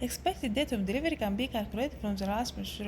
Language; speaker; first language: English; non-native, local second language; Arabic